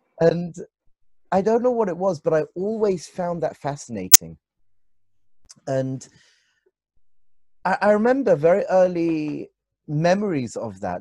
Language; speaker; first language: English; native; English